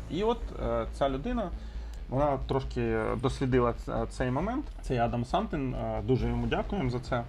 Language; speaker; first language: Ukrainian; non-native, local second language; Russian